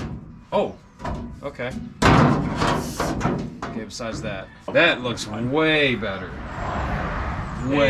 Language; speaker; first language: English; native; English